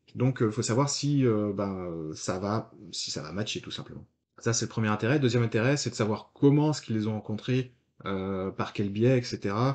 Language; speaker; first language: French; native; French